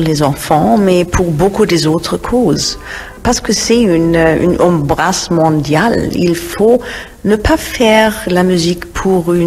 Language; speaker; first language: French; non-native, fluent; German